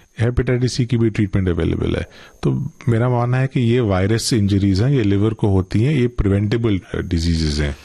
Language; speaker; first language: Hindi; non-native, local second language; Gujarati